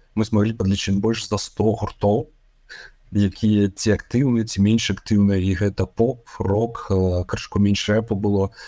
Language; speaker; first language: Belarusian; native; Belarusian